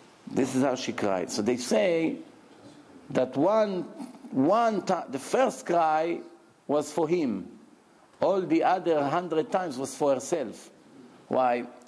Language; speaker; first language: English; non-native, fluent; Hebrew